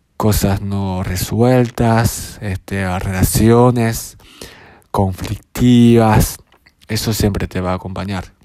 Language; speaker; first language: Spanish; non-native, fluent; Japanese